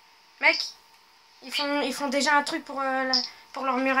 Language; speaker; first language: French; native; French